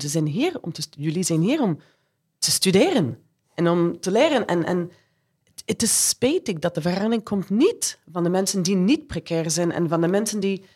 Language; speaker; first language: Dutch; non-native, fluent; English